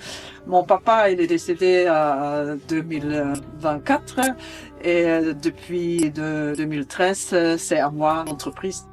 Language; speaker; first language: French; non-native, fluent; German